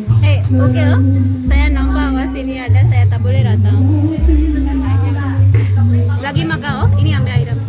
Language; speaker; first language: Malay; non-native, learner; Sinhala